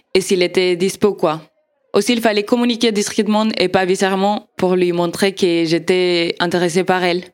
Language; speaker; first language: French; non-native, fluent; Spanish